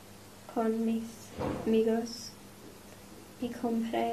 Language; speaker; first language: Spanish; non-native, learner; English